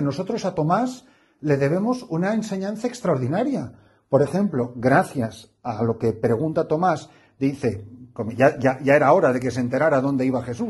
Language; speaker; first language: Spanish; native; Spanish